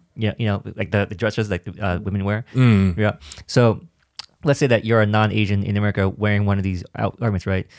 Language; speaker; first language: English; native; English